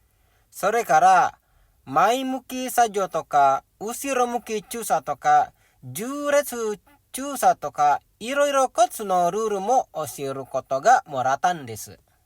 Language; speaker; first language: Japanese; non-native, learner; Indonesian